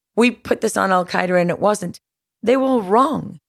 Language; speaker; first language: English; native; English